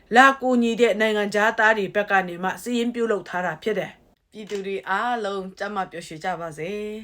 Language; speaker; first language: Burmese; native; Burmese